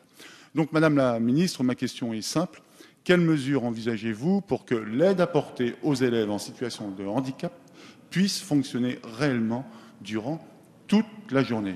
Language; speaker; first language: French; native; French